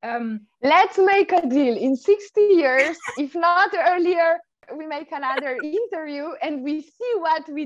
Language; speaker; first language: English; non-native, fluent; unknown